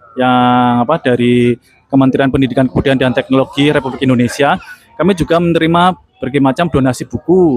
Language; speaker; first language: Indonesian; native; Indonesian